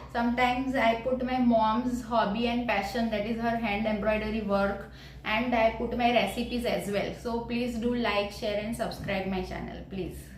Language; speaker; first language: English; non-native, local second language; Gujarati